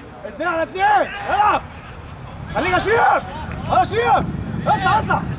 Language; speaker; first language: Arabic; native; Arabic